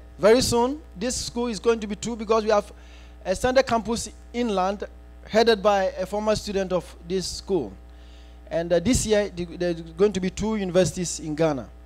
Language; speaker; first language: English; non-native, local second language; Akan